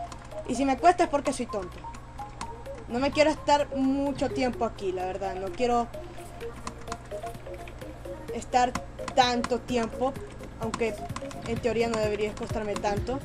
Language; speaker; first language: Spanish; native; Spanish